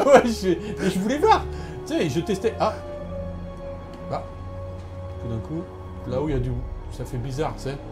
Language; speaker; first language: French; native; French